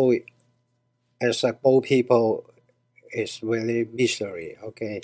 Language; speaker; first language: English; non-native, learner; Cantonese